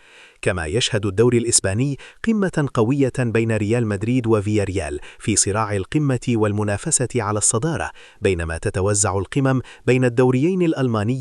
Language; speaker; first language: Arabic; native; Arabic